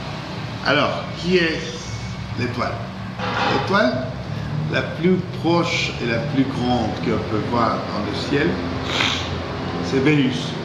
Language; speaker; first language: French; non-native, fluent; Spanish